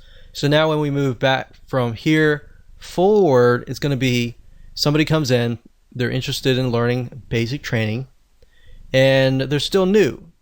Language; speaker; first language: English; native; English